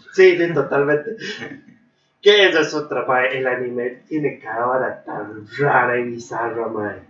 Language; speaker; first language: Spanish; native; Spanish